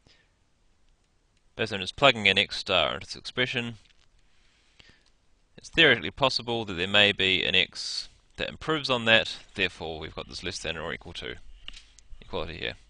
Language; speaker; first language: English; native; English